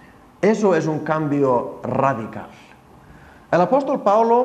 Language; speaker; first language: Spanish; non-native, fluent; Icelandic